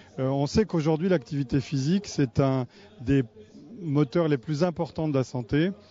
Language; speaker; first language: French; native; French